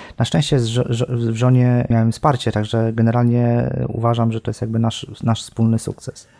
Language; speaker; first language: Polish; native; Polish